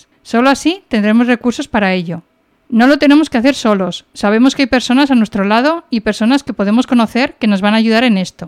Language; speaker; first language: Spanish; native; Spanish